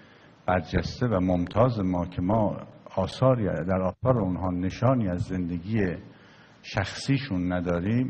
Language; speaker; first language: Persian; native; Persian